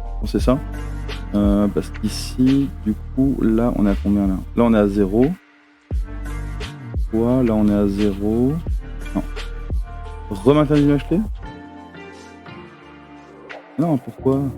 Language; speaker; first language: French; native; French